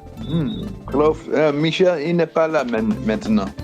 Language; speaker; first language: French; non-native, fluent; Dutch